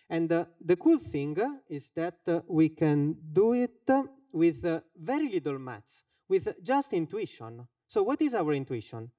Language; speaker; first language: English; non-native, fluent; Finnish